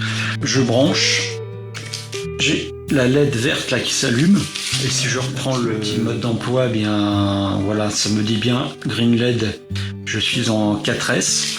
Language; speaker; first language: French; native; French